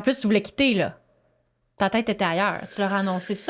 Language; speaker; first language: French; native; French